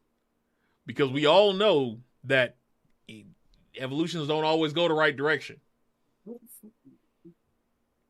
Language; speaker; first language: English; native; English